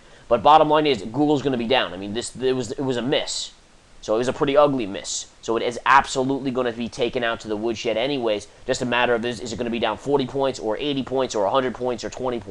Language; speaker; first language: English; native; English